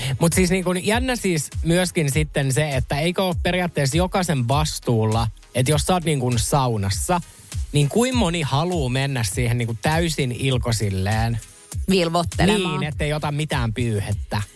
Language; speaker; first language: Finnish; native; Finnish